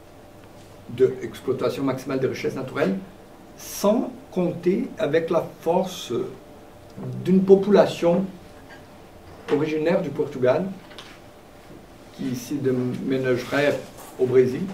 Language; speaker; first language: French; non-native, fluent; Portuguese